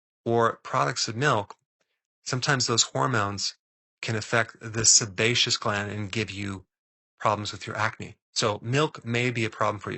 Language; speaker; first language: English; native; English